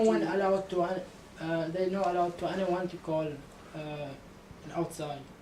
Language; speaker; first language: English; non-native, learner; Arabic